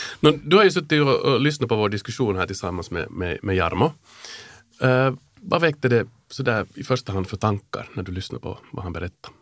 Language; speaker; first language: Swedish; native; Swedish